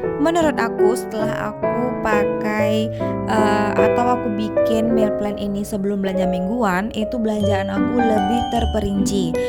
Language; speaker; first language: Indonesian; native; Indonesian